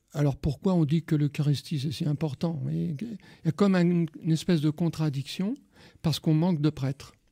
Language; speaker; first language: French; native; French